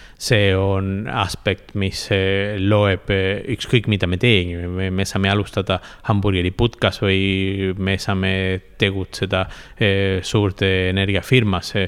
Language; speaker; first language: Estonian; non-native, fluent; Spanish